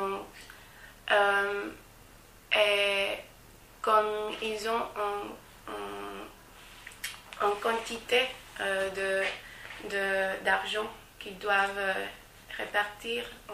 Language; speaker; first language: French; non-native, fluent; English